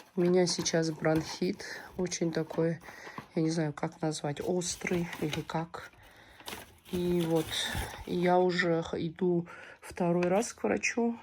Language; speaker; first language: Russian; native; Russian